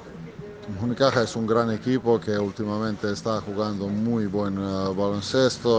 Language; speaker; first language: Spanish; non-native, learner; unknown